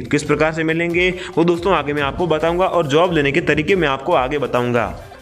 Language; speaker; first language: Hindi; native; Hindi